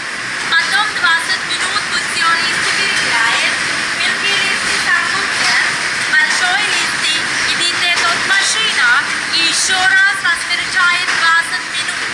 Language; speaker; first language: Russian; non-native, learner; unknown